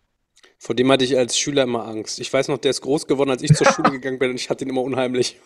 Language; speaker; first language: German; native; German